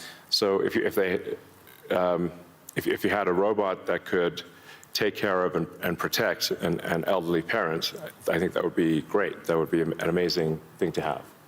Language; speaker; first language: English; early bilingual, other home language; Afrikaans